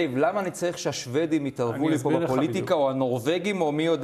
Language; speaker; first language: Hebrew; native; Hebrew